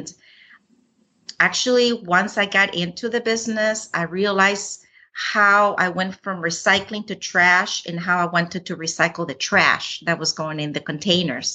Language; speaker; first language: English; non-native, fluent; Spanish